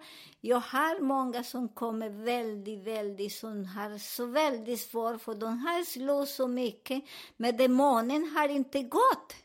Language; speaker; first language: Swedish; non-native, learner; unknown